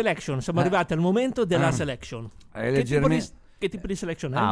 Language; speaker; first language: Italian; native; Italian